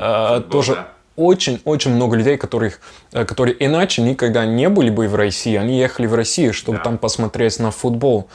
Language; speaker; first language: Russian; non-native, fluent; Dutch